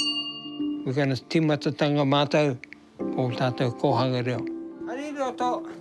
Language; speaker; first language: Māori; non-native, local second language; English